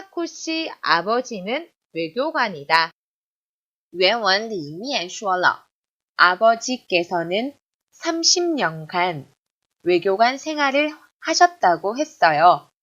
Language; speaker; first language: Korean; non-native, fluent; Chinese